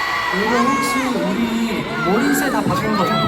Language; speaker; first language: Korean; non-native, fluent; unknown